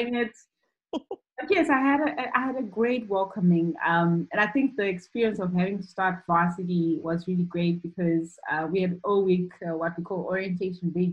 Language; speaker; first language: English; non-native, local second language; Shona